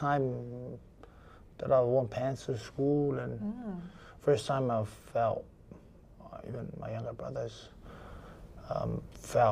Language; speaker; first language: English; non-native, fluent; Samoan